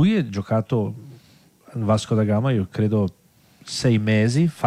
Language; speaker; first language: Italian; non-native, fluent; Portuguese